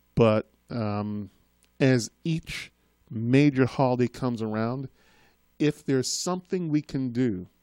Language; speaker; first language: English; native; English